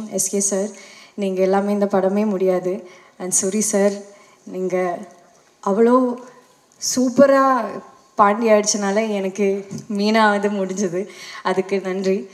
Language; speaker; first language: Tamil; non-native, learner; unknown